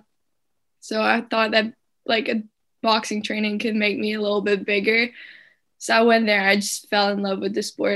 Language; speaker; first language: English; non-native, fluent; French